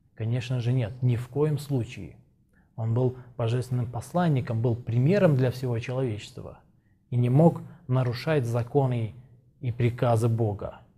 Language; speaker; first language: Russian; non-native, local second language; Azerbaijani